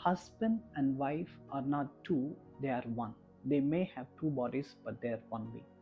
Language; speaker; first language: English; non-native, local second language; Kannada